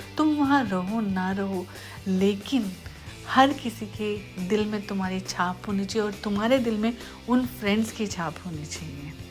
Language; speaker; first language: Hindi; native; Hindi